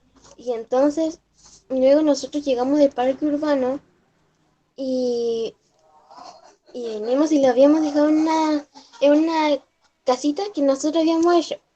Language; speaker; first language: Spanish; native; Spanish